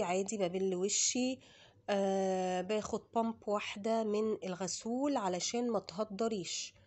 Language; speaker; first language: Arabic; native; Arabic